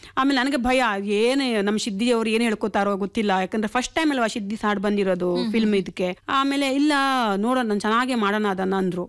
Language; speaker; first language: Kannada; non-native, local second language; Konkani